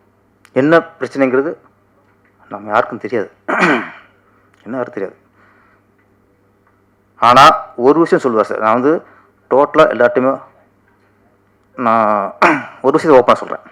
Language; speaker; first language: Tamil; native; Tamil